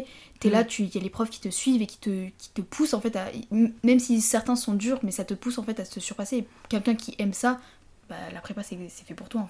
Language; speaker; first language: French; native; French